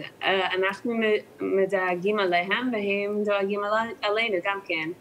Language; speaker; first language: Hebrew; non-native, learner; English